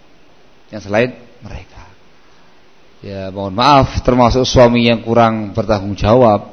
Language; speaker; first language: Indonesian; non-native, local second language; Javanese